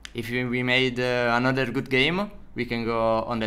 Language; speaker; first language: English; non-native, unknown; Italian